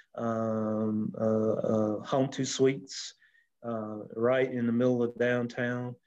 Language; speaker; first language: English; native; English